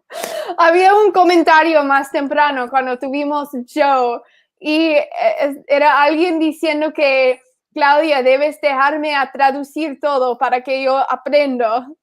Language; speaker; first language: Spanish; non-native, fluent; English